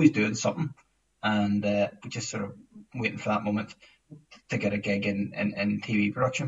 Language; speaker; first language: English; native; English